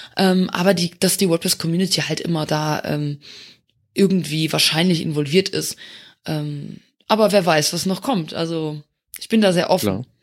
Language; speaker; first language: German; non-native, local second language; Luxembourgish